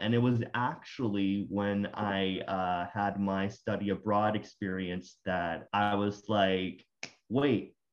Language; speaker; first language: English; non-native, fluent; Spanish